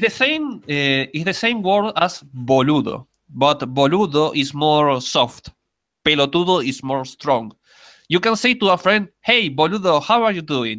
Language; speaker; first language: English; non-native, learner; Spanish